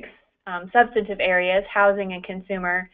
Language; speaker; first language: English; native; English